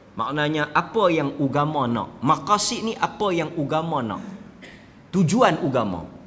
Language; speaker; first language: Malay; native; Malay